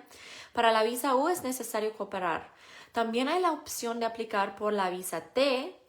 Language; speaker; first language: Spanish; non-native, fluent; English